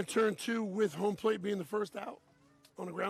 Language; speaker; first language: English; native; English